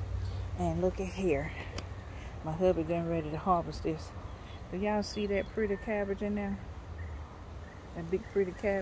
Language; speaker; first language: English; native; English